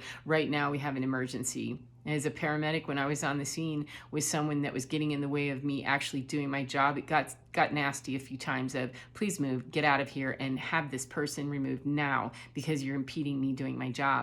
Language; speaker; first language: English; native; English